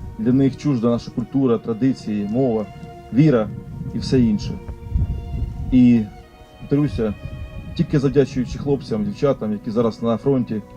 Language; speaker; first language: Ukrainian; native; Ukrainian